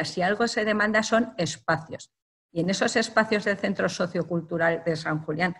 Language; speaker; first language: Spanish; native; Spanish